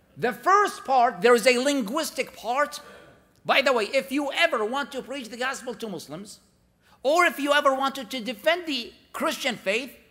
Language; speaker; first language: English; non-native, fluent; Arabic